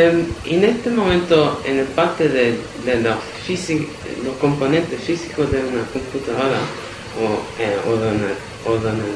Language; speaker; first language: Spanish; early bilingual, heritage; Spanish